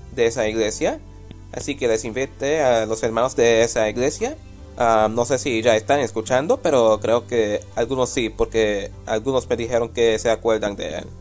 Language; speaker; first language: Spanish; early bilingual, heritage; Spanish